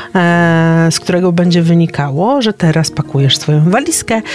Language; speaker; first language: Polish; non-native, fluent; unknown